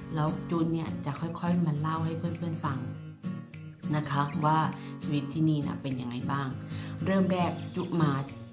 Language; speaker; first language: Thai; native; Thai